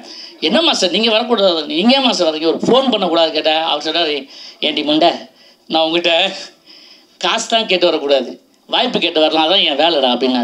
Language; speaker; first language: Tamil; native; Tamil